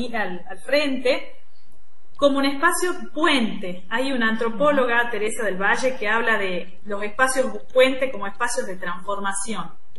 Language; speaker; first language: Spanish; native; Spanish